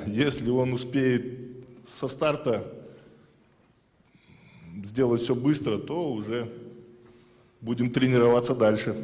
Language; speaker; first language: Russian; native; Russian